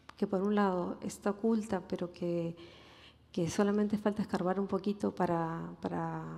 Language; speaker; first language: Spanish; native; Spanish